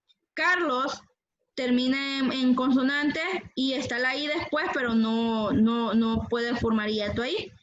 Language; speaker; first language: Spanish; native; Spanish